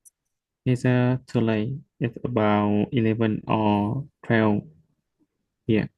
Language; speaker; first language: English; non-native, learner; Vietnamese